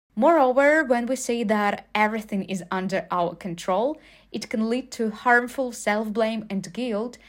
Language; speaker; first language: English; non-native, fluent; Ukrainian